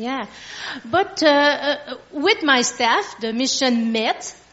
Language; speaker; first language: English; non-native, learner; French